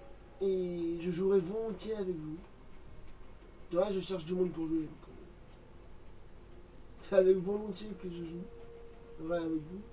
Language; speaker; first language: French; native; French